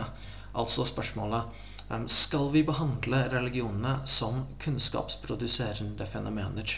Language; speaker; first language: Norwegian; non-native, fluent; English